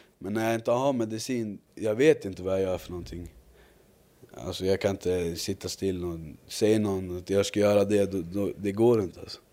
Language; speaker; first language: Swedish; native; Swedish